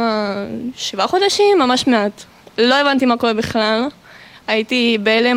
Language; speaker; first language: Hebrew; non-native, fluent; Russian